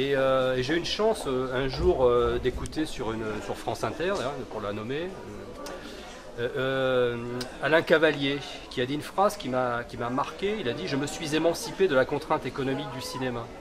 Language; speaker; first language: French; native; French